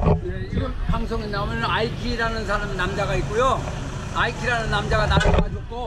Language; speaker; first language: Korean; native; Korean